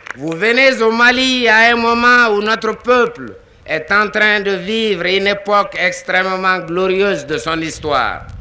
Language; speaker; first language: French; non-native, local second language; Bambara